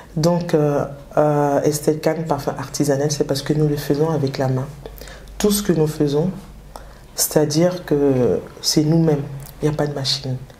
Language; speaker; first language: French; early bilingual, other home language; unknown